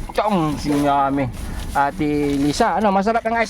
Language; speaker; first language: Filipino; native; Filipino